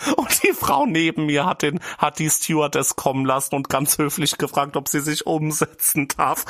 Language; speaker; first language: German; native; German